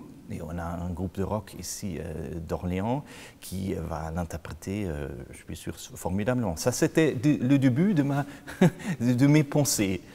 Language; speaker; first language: French; non-native, fluent; German